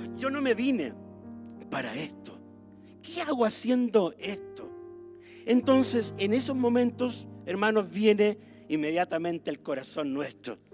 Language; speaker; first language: Spanish; native; Spanish